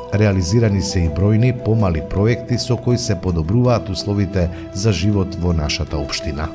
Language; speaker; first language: Macedonian; native; Macedonian